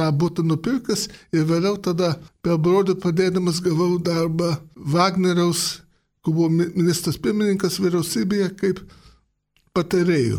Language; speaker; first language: Lithuanian; early bilingual, heritage; Lithuanian